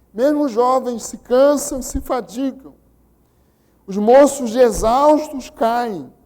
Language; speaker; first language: Portuguese; native; Portuguese